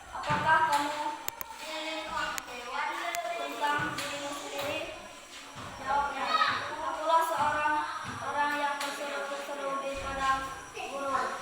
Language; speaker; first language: Indonesian; native; Indonesian